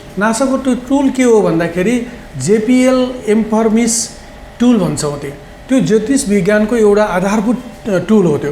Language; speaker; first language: Nepali; non-native, local second language; Newari